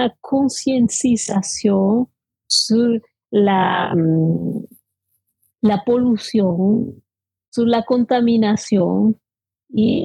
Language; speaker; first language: French; non-native, fluent; Spanish